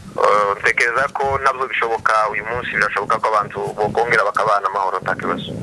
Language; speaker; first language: Kinyarwanda; native; Kinyarwanda